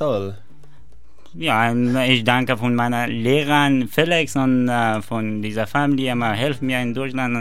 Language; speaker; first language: German; non-native, learner; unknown